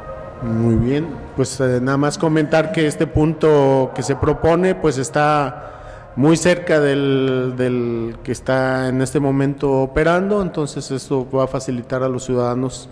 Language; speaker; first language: Spanish; native; Spanish